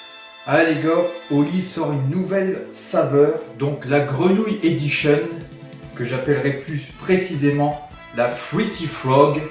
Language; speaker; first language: French; native; French